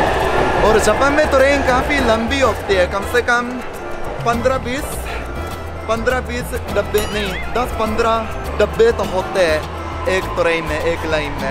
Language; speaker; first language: Hindi; non-native, fluent; Japanese